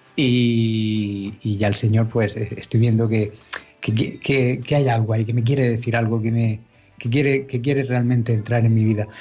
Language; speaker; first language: Spanish; native; Spanish